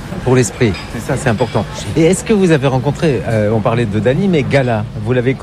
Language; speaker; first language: French; native; French